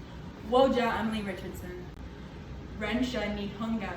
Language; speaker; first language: Chinese; non-native, learner; English